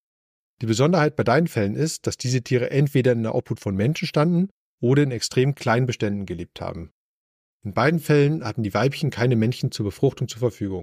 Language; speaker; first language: German; native; German